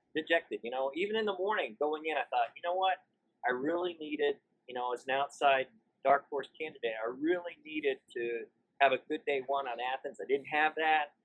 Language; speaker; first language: English; native; English